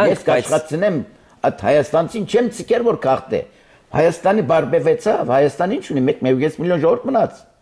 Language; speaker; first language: Armenian; early bilingual, heritage; Armenian